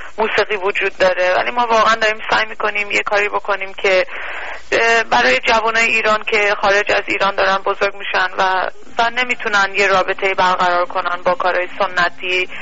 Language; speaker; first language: Persian; early bilingual, heritage; Persian